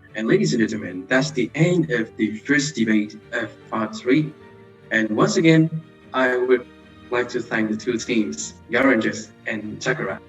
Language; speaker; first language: English; non-native, fluent; Vietnamese